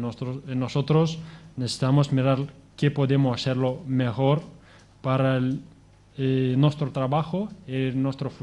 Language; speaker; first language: Spanish; non-native, fluent; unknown